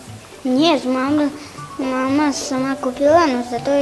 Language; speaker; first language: Russian; non-native, local second language; Tajik